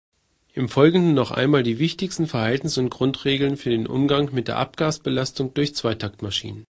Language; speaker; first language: German; native; German